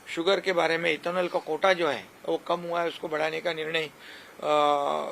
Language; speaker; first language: Hindi; non-native, local second language; Marathi